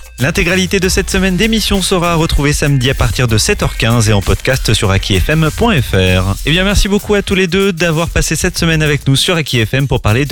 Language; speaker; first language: French; native; French